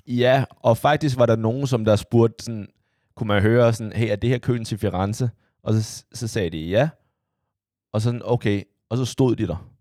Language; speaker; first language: Danish; early bilingual, other home language; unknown